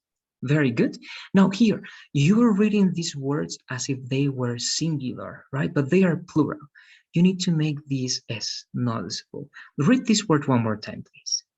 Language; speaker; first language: English; non-native, fluent; Spanish